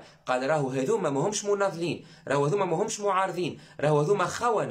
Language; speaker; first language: Arabic; native; Arabic